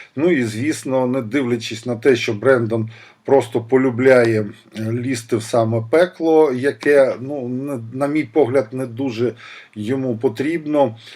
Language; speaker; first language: Ukrainian; non-native, local second language; Russian